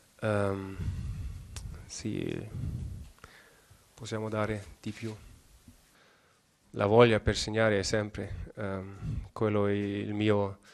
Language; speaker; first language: Italian; non-native, learner; German